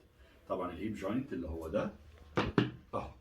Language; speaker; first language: Arabic; native; Arabic